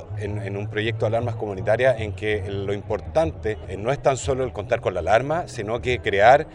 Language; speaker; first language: Spanish; native; Spanish